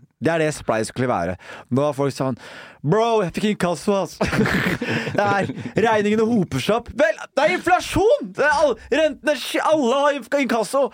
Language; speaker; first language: Norwegian; early bilingual, other home language; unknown